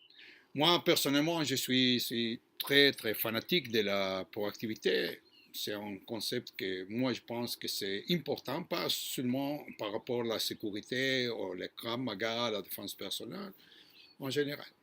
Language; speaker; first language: French; non-native, fluent; Hebrew